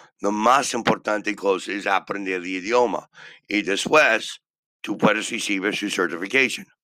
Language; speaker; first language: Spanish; non-native, learner; English